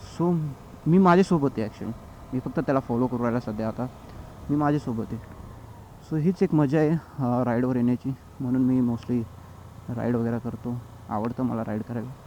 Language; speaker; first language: Marathi; non-native, local second language; Lambadi